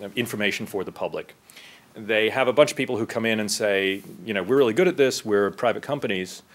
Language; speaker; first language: English; native; English